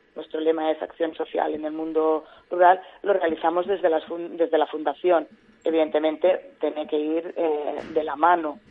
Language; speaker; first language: Spanish; non-native, local second language; Catalan